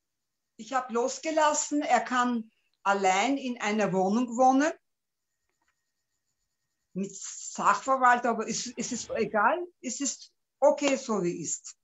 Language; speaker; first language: German; non-native, local second language; Turkish